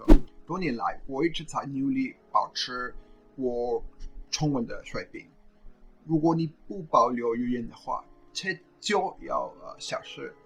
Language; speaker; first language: Chinese; non-native, fluent; Spanish